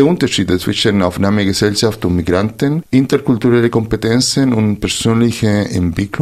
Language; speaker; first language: German; non-native, fluent; Spanish